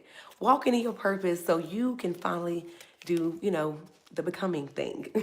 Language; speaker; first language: English; native; English